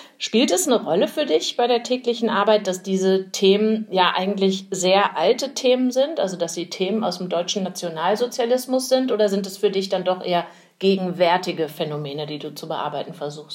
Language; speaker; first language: German; native; German